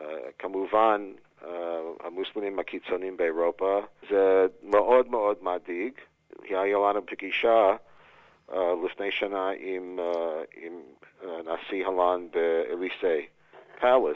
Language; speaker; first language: Hebrew; non-native, fluent; English